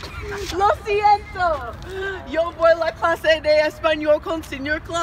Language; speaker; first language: Spanish; non-native, learner; English